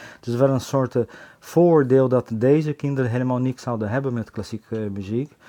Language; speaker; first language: Dutch; non-native, fluent; Portuguese